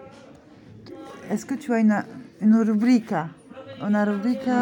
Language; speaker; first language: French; non-native, fluent; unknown